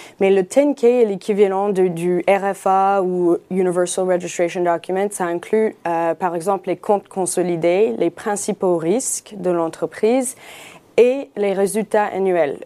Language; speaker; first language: French; non-native, fluent; English